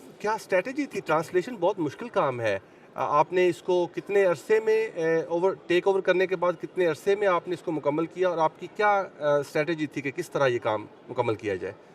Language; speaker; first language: Urdu; native; Urdu